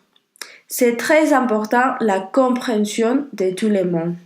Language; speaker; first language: French; non-native, learner; Spanish